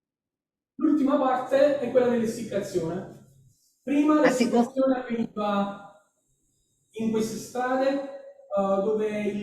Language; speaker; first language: Italian; native; Italian